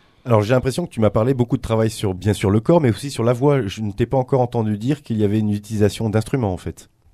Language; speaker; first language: French; native; French